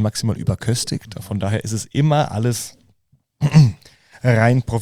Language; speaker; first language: German; native; German